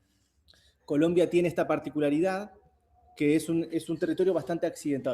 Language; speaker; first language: Spanish; native; Spanish